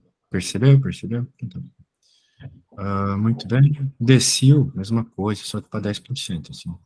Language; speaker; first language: Portuguese; native; Portuguese